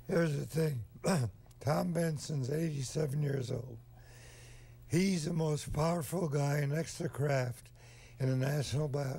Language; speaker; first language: English; native; English